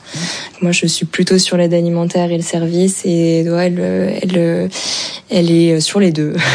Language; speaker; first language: French; early bilingual, other home language; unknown